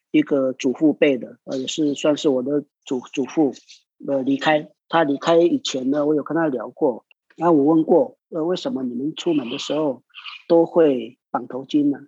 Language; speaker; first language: Chinese; non-native, local second language; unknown